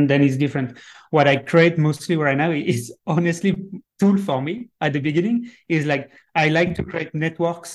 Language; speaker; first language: English; non-native, fluent; French